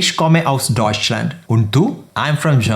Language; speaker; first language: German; non-native, fluent; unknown